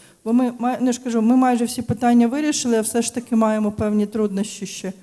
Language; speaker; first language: Ukrainian; native; Ukrainian